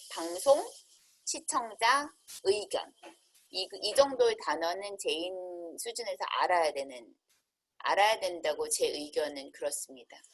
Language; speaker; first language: Korean; native; Korean